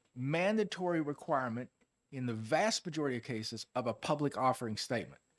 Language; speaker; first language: English; native; English